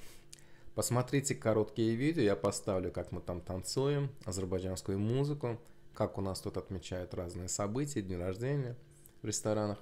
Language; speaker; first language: Russian; non-native, local second language; Azerbaijani